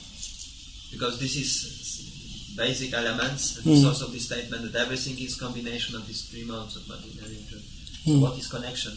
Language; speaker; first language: English; non-native, fluent; Polish